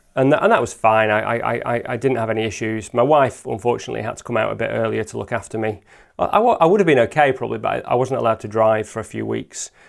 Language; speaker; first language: English; native; English